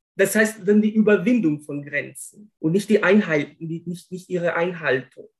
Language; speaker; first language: German; non-native, fluent; Portuguese